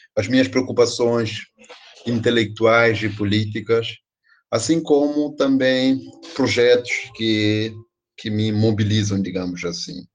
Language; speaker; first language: Portuguese; non-native, local second language; Kabuverdianu